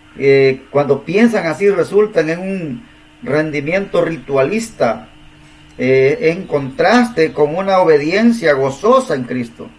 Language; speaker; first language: Spanish; native; Spanish